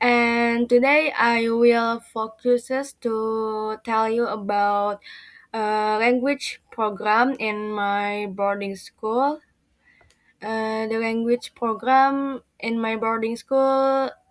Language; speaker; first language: English; non-native, learner; Indonesian